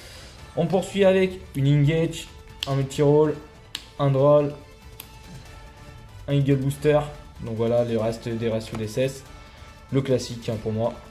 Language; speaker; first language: French; native; French